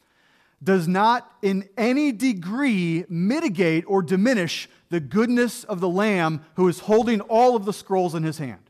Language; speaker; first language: English; native; English